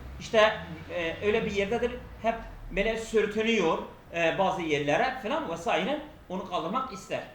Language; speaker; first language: Turkish; non-native, local second language; Kurdish